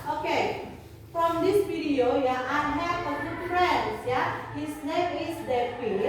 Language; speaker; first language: English; non-native, learner; Indonesian